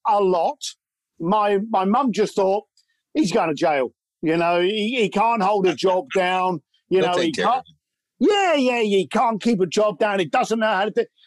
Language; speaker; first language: English; native; English